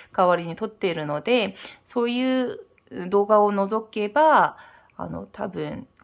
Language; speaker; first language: Japanese; non-native, fluent; Korean